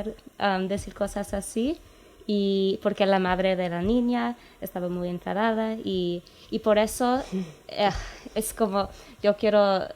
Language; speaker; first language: Spanish; non-native, learner; English